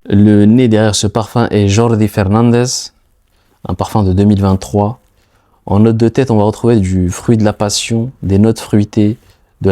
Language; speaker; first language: French; native; French